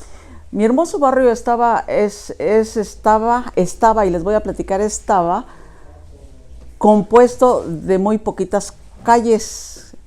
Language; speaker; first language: Spanish; native; Spanish